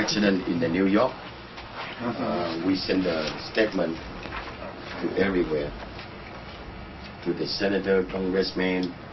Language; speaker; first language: English; non-native, learner; Vietnamese